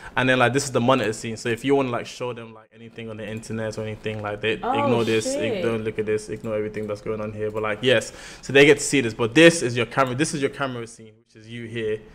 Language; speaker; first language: English; native; English